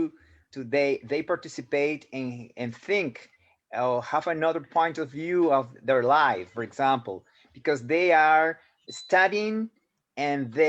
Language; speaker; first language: English; non-native, fluent; Spanish